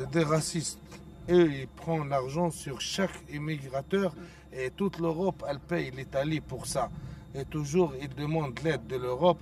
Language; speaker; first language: French; non-native, local second language; Arabic